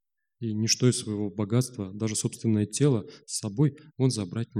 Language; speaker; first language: Russian; native; Russian